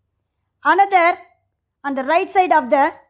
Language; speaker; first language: English; non-native, local second language; Tamil